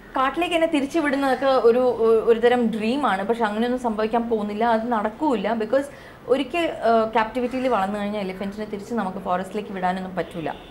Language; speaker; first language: Malayalam; non-native, local second language; Tamil